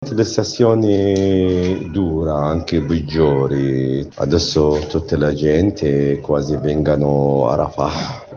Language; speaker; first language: Italian; non-native, learner; Arabic